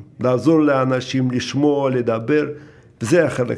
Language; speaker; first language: Hebrew; non-native, fluent; Russian